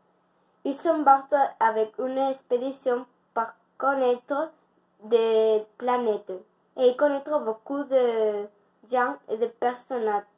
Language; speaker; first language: French; non-native, learner; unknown